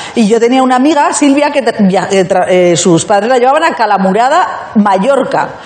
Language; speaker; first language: Spanish; native; Spanish